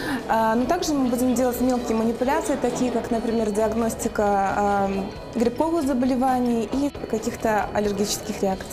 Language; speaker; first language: Russian; native; Russian